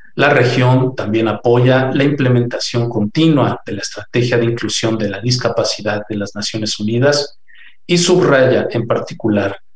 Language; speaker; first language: Spanish; native; Spanish